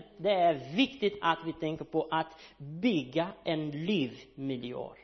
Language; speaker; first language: Swedish; non-native, learner; Portuguese